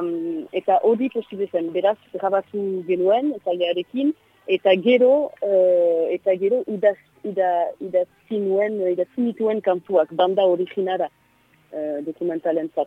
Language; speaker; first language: Basque; non-native, local second language; French